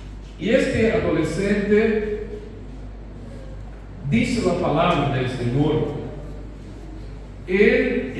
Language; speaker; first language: Spanish; non-native, fluent; Portuguese